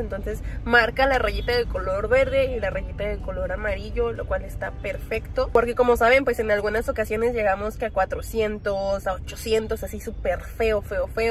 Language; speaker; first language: Spanish; native; Spanish